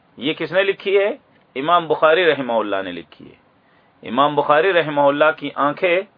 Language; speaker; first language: Urdu; native; Urdu